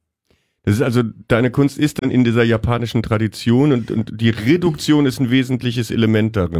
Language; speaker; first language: German; native; German